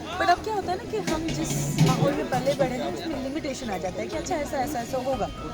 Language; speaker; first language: Hindi; non-native, local second language; Gujarati